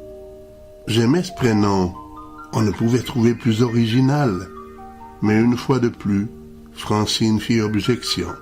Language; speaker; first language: French; native; French